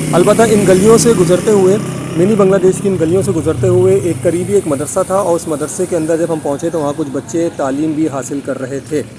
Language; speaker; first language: Urdu; native; Urdu